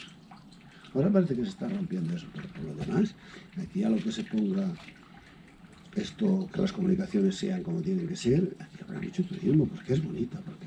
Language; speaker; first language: Spanish; non-native, local second language; Galician